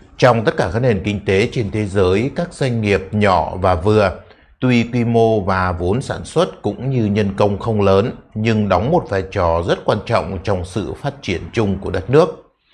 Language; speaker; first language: Vietnamese; native; Vietnamese